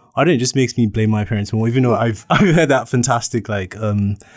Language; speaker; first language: English; native; English